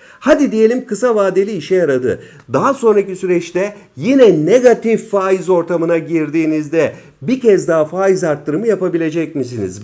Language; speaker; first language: Turkish; native; Turkish